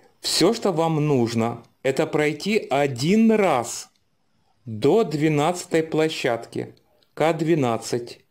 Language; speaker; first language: Russian; native; Russian